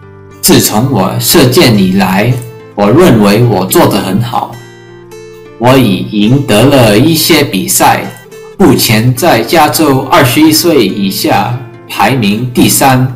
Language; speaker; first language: Chinese; early bilingual, heritage; English